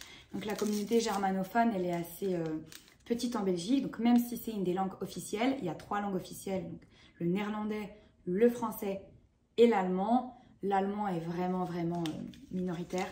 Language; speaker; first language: French; native; French